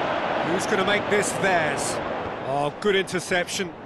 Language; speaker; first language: English; native; English